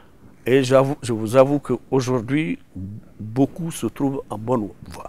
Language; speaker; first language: French; non-native, local second language; Susu